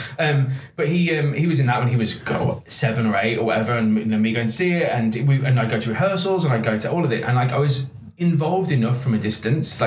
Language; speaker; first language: English; native; English